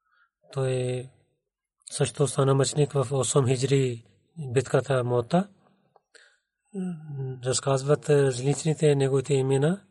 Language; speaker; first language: Bulgarian; non-native, learner; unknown